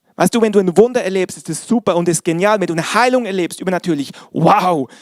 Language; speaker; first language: German; native; German